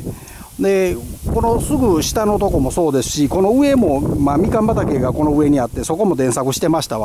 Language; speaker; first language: Japanese; native; Japanese